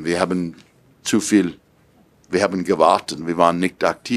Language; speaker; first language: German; non-native, learner; English